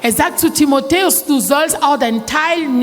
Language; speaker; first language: German; non-native, learner; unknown